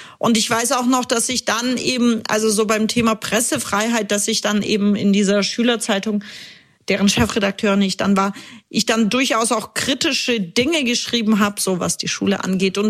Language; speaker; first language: German; early bilingual, other home language; Russian